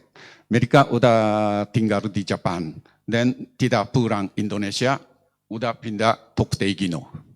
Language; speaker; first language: Indonesian; non-native, learner; Japanese